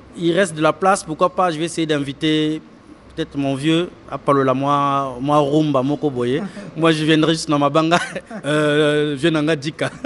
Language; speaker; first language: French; non-native, local second language; Lingala